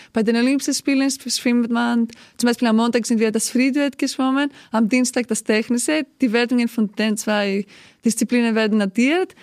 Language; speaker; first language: German; non-native, fluent; Greek